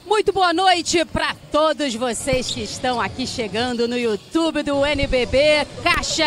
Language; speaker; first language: Portuguese; native; Portuguese